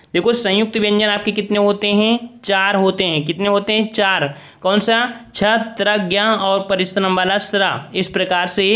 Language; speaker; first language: Hindi; native; Hindi